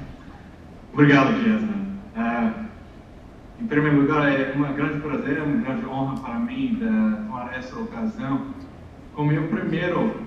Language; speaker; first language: Portuguese; non-native, fluent; English